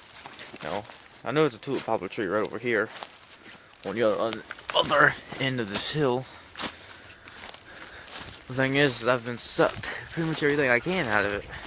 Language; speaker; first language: English; native; English